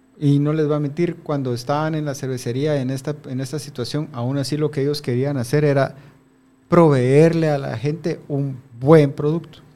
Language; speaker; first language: Spanish; native; Spanish